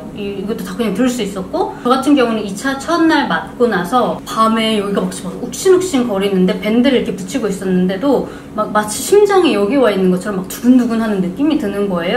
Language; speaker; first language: Korean; early bilingual, heritage; Korean